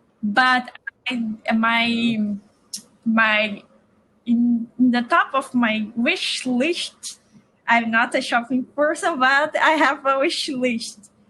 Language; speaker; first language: English; non-native, learner; Portuguese